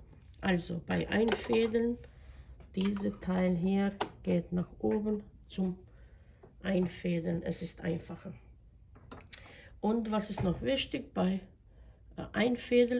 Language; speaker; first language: German; non-native, fluent; Croatian